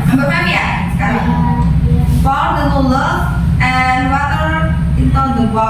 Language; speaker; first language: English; non-native, learner; Indonesian